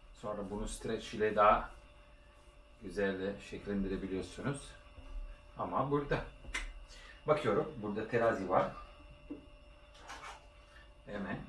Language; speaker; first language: Turkish; non-native, learner; Italian